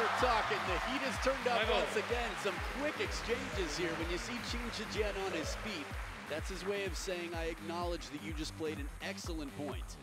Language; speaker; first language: English; native; English